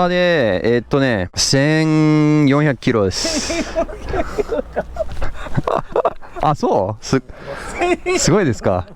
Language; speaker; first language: Japanese; non-native, learner; English